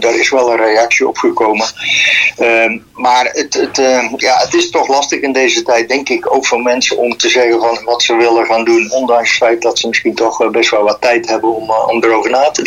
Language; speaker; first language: Dutch; native; Dutch